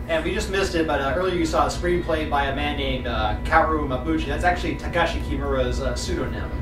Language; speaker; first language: English; native; English